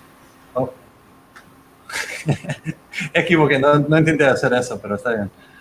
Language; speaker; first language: Spanish; non-native, fluent; English